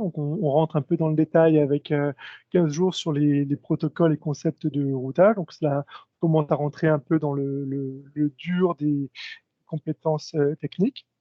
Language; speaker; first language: French; native; French